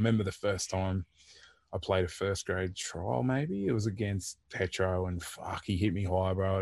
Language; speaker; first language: English; native; English